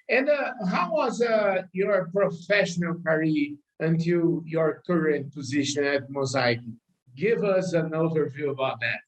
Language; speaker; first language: English; non-native, learner; Portuguese